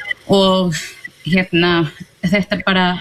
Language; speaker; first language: Icelandic; non-native, fluent; Spanish